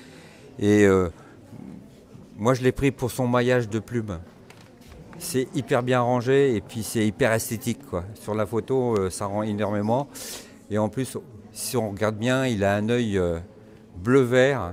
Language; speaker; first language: French; native; French